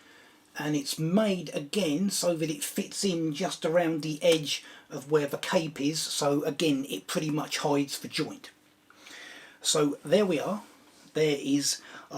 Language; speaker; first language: English; native; English